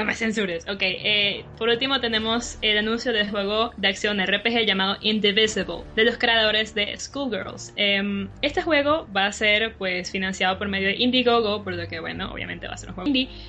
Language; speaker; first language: Spanish; native; Spanish